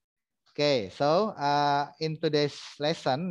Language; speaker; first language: English; non-native, fluent; Indonesian